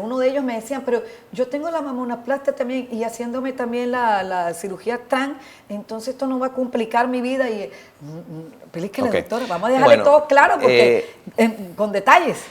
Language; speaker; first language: Spanish; native; Spanish